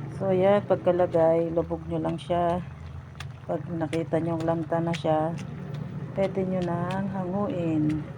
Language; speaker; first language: Filipino; native; Filipino